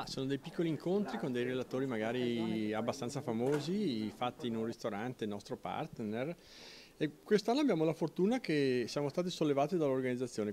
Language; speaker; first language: Italian; native; Italian